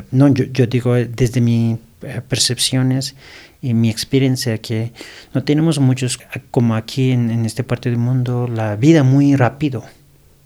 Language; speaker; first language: Spanish; non-native, learner; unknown